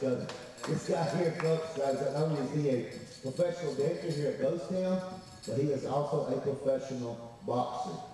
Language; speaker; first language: English; native; English